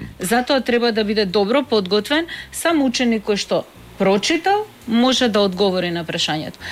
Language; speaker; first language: Macedonian; native; Macedonian